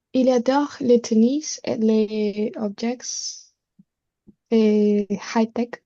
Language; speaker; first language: French; non-native, learner; Spanish